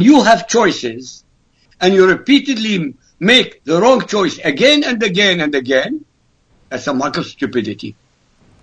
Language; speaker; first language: English; non-native, fluent; Arabic